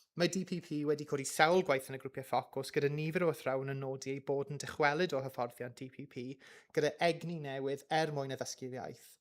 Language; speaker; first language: Welsh; non-native, local second language; English